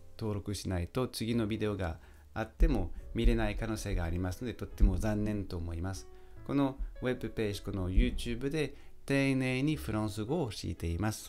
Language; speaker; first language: Japanese; non-native, fluent; French